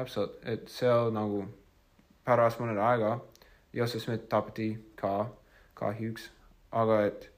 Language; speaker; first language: Estonian; non-native, fluent; English